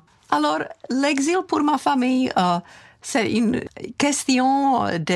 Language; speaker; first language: French; non-native, fluent; Czech